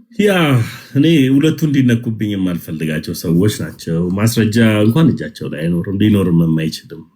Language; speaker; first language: Amharic; native; Amharic